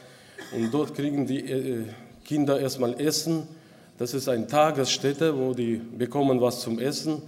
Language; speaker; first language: German; non-native, local second language; Russian